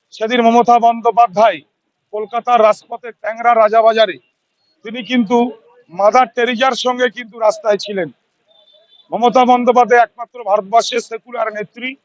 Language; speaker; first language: Bangla; native; Bangla